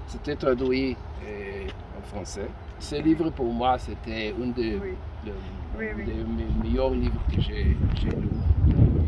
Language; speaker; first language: French; non-native, fluent; Hebrew